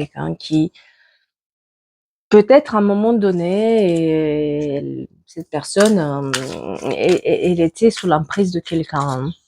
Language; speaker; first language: French; native; French